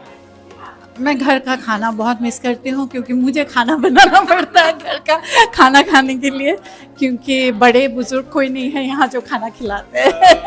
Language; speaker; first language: Hindi; non-native, local second language; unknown